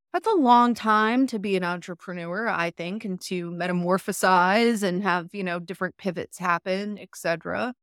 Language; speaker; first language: English; early bilingual, other home language; Italian